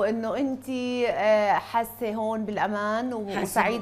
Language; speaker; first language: Arabic; native; Arabic